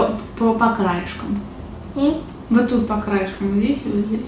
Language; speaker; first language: Russian; native; Russian